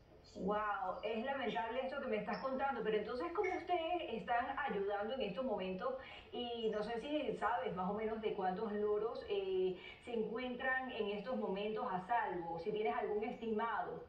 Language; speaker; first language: Spanish; native; Spanish